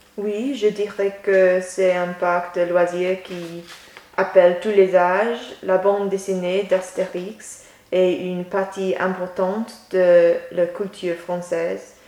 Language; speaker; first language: French; non-native, learner; English